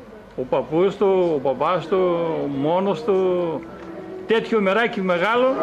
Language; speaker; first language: Greek; native; Greek